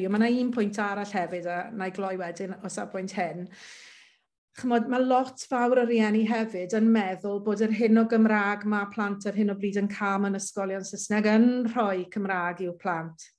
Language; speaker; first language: Welsh; native; Welsh